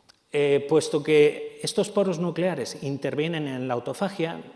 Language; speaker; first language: Spanish; native; Spanish